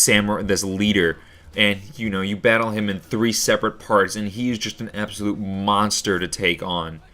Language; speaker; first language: English; native; English